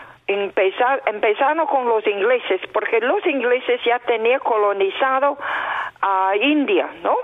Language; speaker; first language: Spanish; non-native, fluent; Chinese